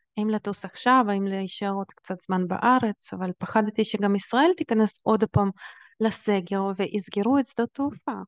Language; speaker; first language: Hebrew; early bilingual, other home language; Russian